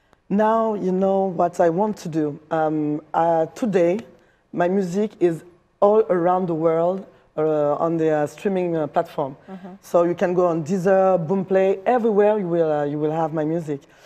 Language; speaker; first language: English; non-native, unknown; French